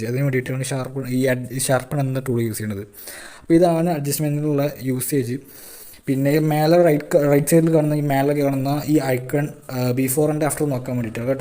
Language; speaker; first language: Malayalam; native; Malayalam